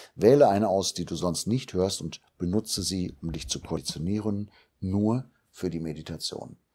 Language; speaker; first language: German; native; German